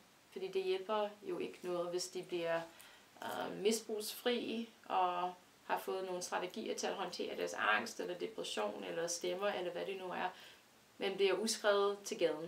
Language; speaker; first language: Danish; non-native, fluent; English